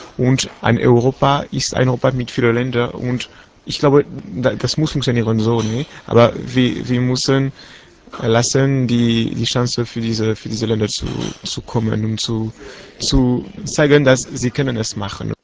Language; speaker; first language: German; non-native, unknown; French